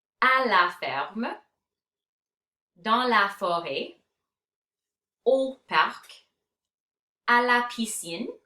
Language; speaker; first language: French; non-native, fluent; English